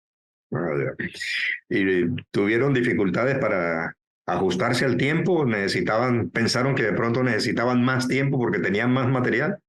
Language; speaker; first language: Spanish; native; Spanish